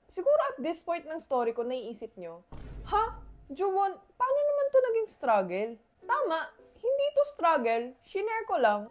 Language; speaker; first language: Filipino; early bilingual, other home language; Korean